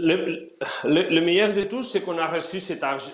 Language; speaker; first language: French; non-native, learner; Spanish